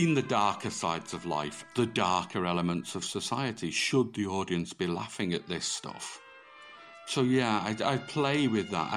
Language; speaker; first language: English; native; English